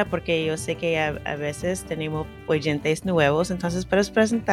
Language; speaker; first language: Spanish; non-native, fluent; English